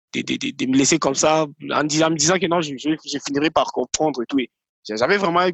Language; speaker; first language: French; non-native, local second language; Lingala